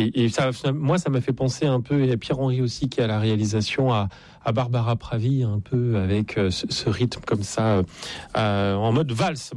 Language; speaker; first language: French; native; French